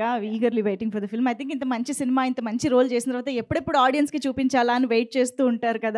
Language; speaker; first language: Telugu; native; Telugu